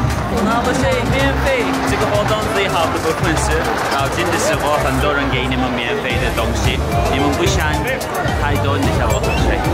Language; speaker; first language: Chinese; non-native, learner; Turkish